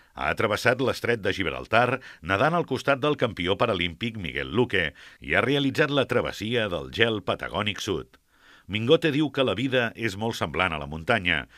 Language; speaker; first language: Catalan; native; Catalan